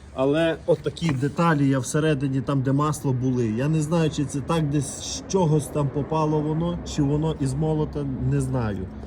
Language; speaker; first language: Ukrainian; native; Ukrainian